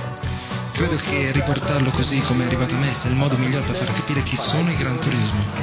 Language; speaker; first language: Italian; native; Italian